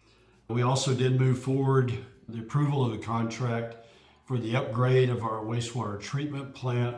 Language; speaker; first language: English; native; English